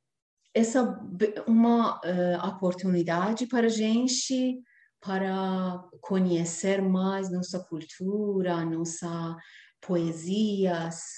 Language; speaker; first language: Portuguese; non-native, learner; Persian